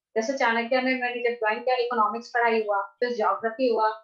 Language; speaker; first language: Hindi; native; Hindi